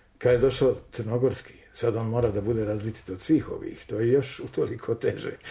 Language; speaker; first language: Serbian; native; Serbian